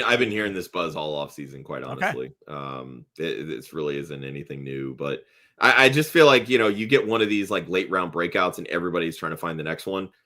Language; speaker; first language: English; native; English